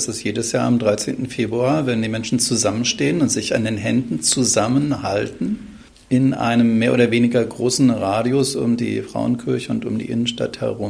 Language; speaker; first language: German; native; German